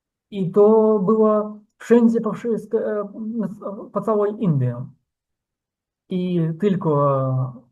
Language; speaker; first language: Polish; non-native, fluent; Ukrainian